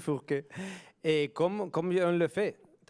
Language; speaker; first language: French; non-native, fluent; Spanish